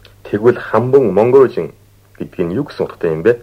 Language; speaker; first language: Mongolian; native; Mongolian